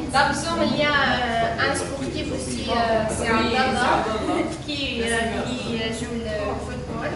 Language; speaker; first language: French; non-native, learner; Arabic